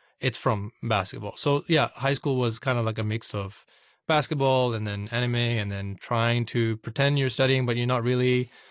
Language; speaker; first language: English; non-native, local second language; Urdu